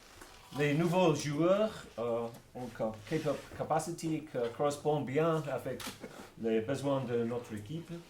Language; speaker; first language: French; non-native, learner; English